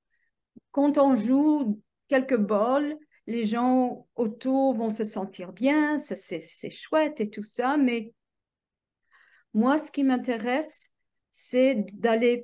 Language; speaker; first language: French; non-native, fluent; English